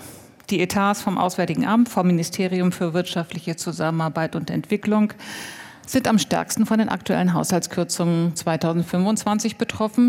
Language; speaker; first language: German; native; German